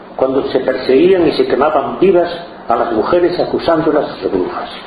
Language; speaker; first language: Spanish; non-native, local second language; Galician